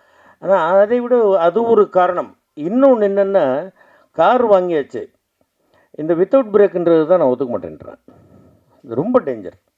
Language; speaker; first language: Tamil; native; Tamil